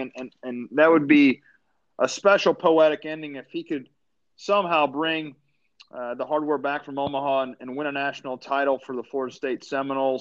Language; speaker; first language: English; native; English